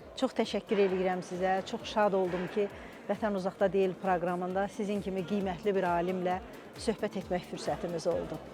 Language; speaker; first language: Azerbaijani; native; Azerbaijani